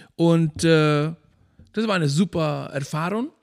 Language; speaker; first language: German; non-native, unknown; Spanish